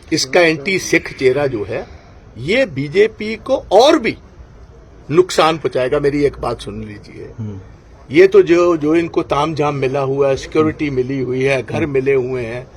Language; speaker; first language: Urdu; non-native, local second language; Punjabi